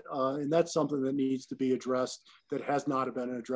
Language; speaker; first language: English; native; English